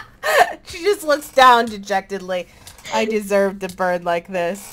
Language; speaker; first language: English; native; English